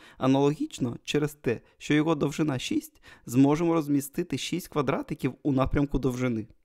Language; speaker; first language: Ukrainian; non-native, local second language; Russian